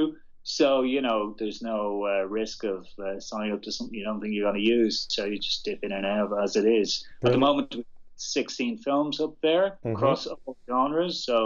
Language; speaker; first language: English; native; English